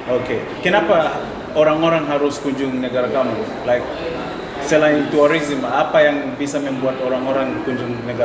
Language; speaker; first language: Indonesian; non-native, fluent; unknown